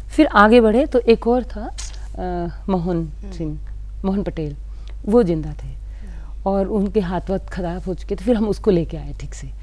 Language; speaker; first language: Hindi; native; Hindi